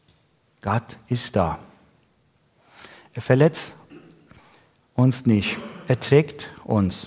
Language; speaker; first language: German; non-native, learner; Persian